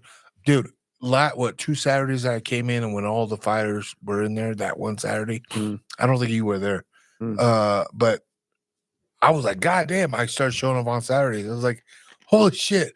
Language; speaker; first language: English; native; English